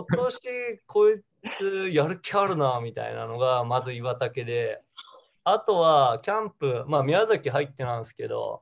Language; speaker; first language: Japanese; native; Japanese